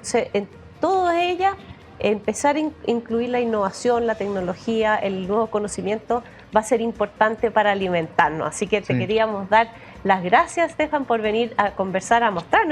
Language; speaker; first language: Spanish; native; Spanish